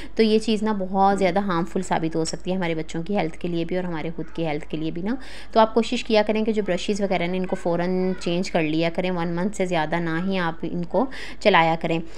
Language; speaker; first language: Urdu; native; Urdu